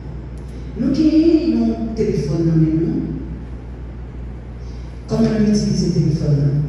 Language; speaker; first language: French; non-native, local second language; Haitian Creole